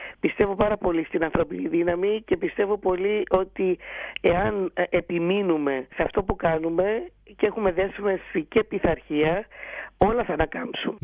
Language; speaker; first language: Greek; early bilingual, heritage; Greek